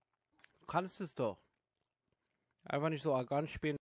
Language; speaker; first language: German; native; German